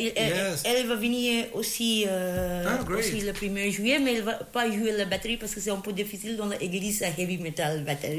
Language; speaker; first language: French; non-native, learner; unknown